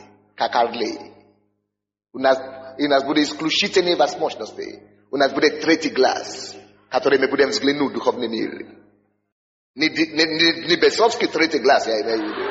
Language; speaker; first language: Russian; non-native, fluent; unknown